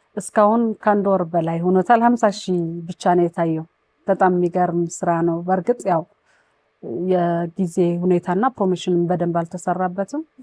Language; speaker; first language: Amharic; non-native, local second language; Tigrinya